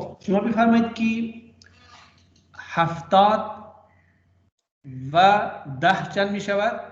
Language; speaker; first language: Persian; non-native, fluent; Urdu